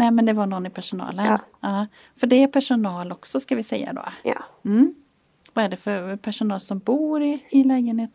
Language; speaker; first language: Swedish; native; Swedish